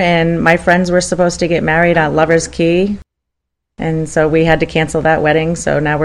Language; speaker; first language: English; native; English